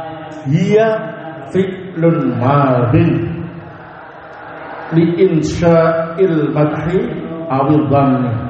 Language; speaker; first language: Arabic; non-native, fluent; Indonesian